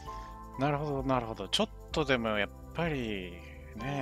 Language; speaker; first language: Japanese; native; Japanese